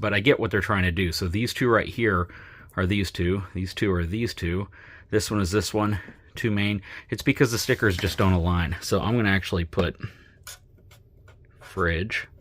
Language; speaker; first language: English; native; English